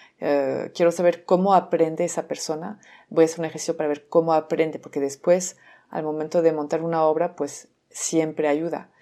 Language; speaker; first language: Spanish; non-native, fluent; French